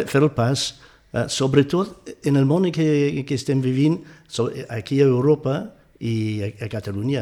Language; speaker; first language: Catalan; non-native, fluent; English